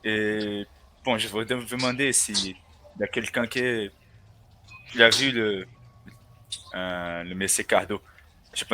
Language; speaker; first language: French; non-native, learner; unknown